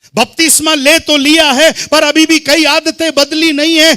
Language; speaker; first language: Hindi; non-native, local second language; Telugu